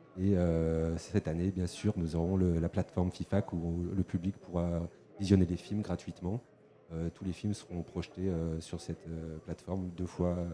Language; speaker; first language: French; native; French